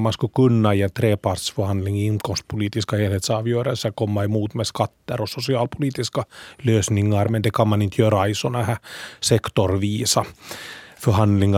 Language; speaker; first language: Swedish; native; Swedish